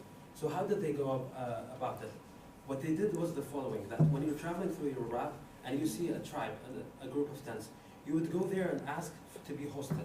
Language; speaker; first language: English; non-native, fluent; Arabic